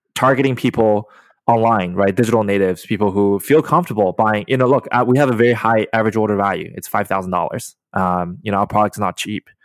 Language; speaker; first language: English; early bilingual, other home language; Chinese